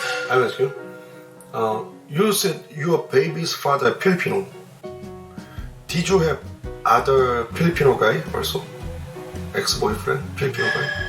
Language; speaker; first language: English; non-native, learner; Korean